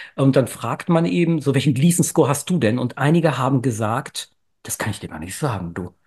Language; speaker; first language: German; native; German